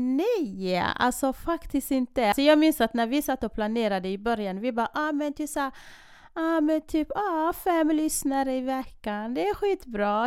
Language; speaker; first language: Swedish; early bilingual, other home language; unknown